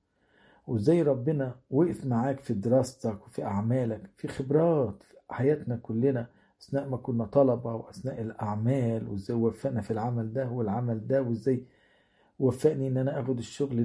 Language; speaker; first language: Arabic; native; Arabic